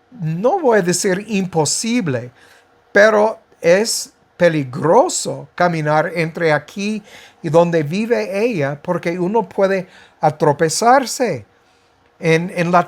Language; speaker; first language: Spanish; non-native, fluent; English